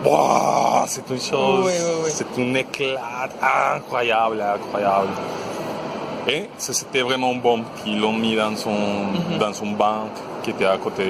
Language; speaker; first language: French; non-native, fluent; Spanish